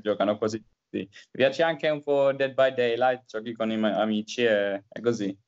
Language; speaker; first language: Italian; non-native, learner; Finnish